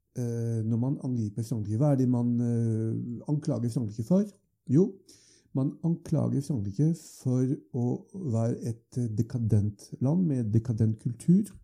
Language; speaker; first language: Norwegian; non-native, fluent; French